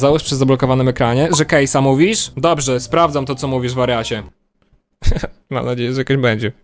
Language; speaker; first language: Polish; native; Polish